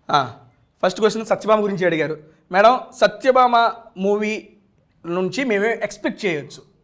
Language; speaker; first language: Telugu; native; Telugu